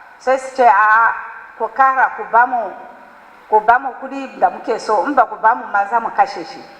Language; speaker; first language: Hausa; non-native, local second language; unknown